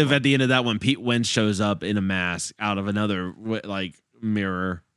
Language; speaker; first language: English; native; English